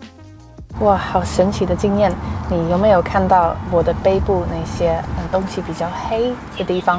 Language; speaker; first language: Chinese; non-native, fluent; English